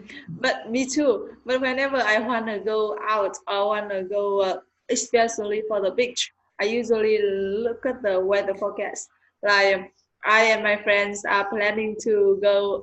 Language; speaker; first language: English; non-native, learner; Vietnamese